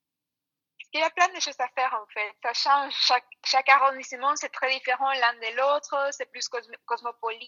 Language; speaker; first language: French; non-native, fluent; Spanish